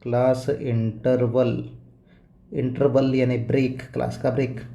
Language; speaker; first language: Hindi; non-native, local second language; Marathi